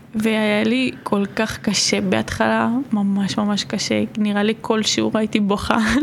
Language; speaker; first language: Hebrew; non-native, fluent; Georgian